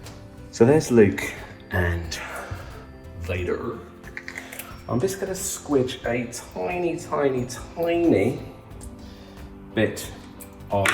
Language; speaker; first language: English; native; English